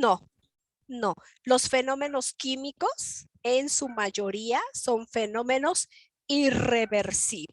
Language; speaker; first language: Spanish; native; Spanish